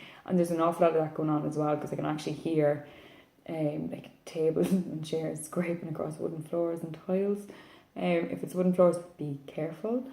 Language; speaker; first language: English; native; English